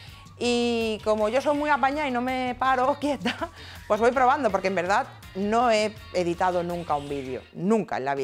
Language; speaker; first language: Spanish; native; Spanish